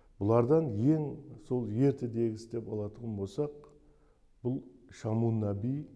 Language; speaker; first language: Uzbek; non-native, local second language; Kara-Kalpak